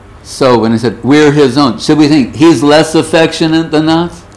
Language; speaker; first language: English; native; English